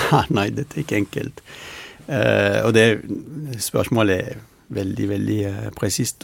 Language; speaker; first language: Norwegian; non-native, fluent; French